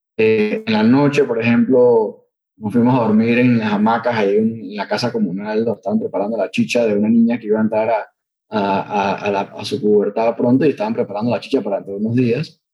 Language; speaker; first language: Spanish; native; Spanish